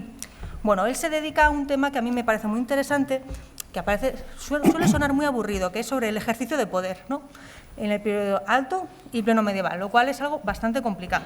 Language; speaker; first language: Spanish; native; Spanish